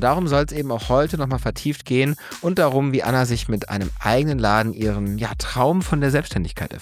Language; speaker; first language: German; native; German